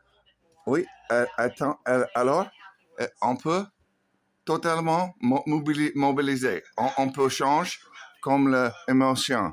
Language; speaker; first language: French; non-native, learner; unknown